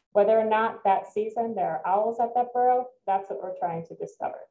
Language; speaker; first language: English; native; English